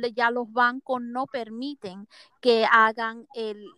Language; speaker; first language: Spanish; early bilingual, heritage; Spanish